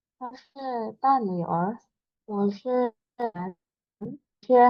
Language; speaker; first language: Chinese; non-native, learner; Burmese